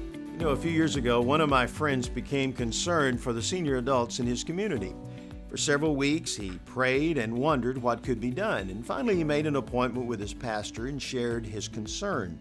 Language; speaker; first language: English; native; English